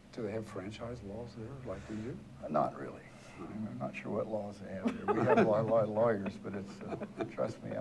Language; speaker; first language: English; native; English